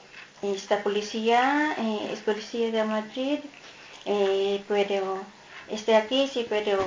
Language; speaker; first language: Spanish; non-native, learner; Filipino